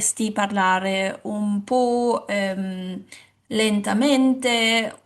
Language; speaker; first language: Italian; non-native, learner; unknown